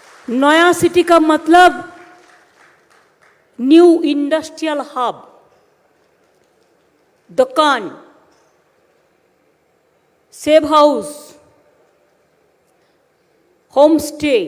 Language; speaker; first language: Hindi; non-native, local second language; Bangla